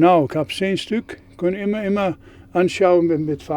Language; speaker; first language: German; non-native, learner; Dutch